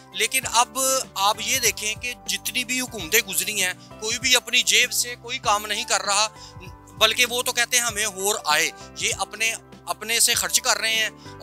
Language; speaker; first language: Urdu; native; Urdu